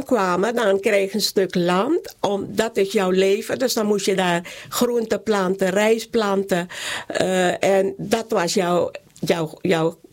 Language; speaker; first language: Dutch; non-native, local second language; Caribbean Hindustani